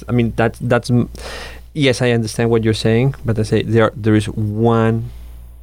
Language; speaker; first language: English; non-native, fluent; Catalan